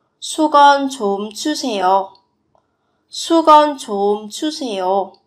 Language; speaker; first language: Korean; non-native, fluent; Vietnamese